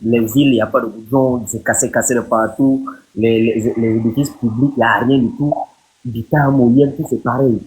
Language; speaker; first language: French; non-native, local second language; Fang